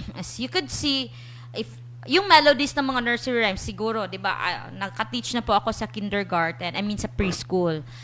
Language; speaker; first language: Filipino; non-native, local second language; Cebuano